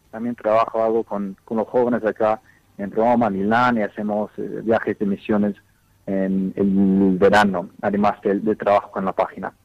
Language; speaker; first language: Spanish; non-native, fluent; English